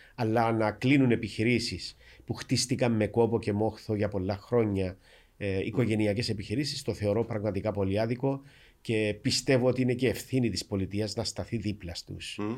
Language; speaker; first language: Greek; native; Greek